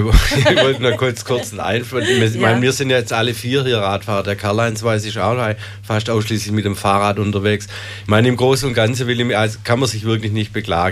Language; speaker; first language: German; native; German